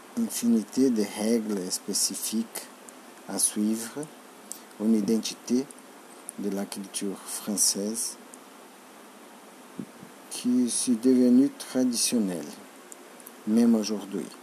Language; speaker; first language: French; non-native, learner; Portuguese